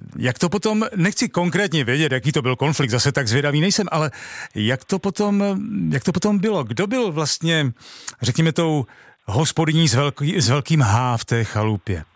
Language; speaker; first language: Czech; native; Czech